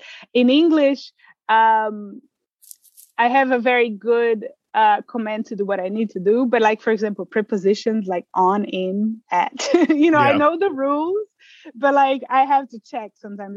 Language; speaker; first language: English; non-native, fluent; Portuguese